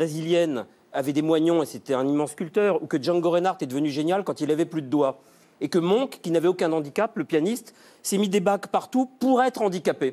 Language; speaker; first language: French; native; French